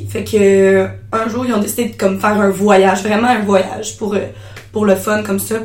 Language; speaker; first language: French; native; French